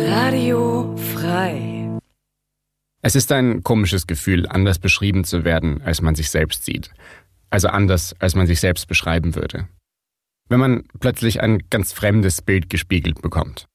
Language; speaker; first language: German; native; German